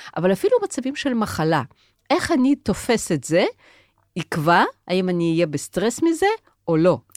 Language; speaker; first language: Hebrew; native; Hebrew